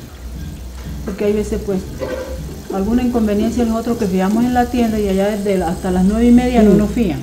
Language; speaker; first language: Spanish; native; Spanish